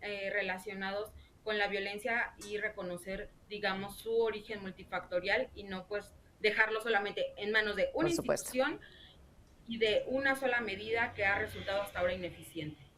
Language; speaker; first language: Spanish; native; Spanish